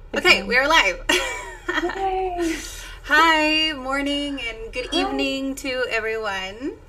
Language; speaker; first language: English; non-native, fluent; Spanish